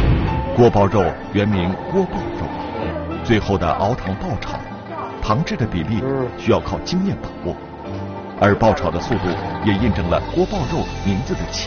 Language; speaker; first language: Chinese; native; Chinese